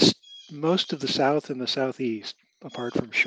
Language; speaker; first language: English; native; English